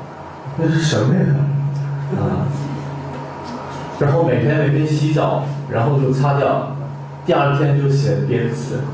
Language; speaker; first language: Chinese; non-native, fluent; Korean